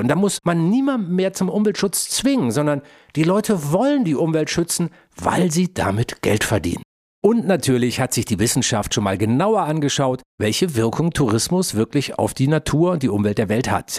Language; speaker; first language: German; native; German